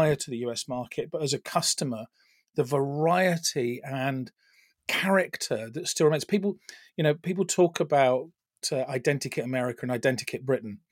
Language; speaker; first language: English; native; English